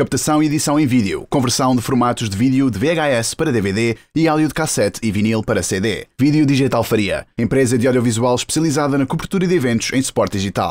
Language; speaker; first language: Portuguese; native; Portuguese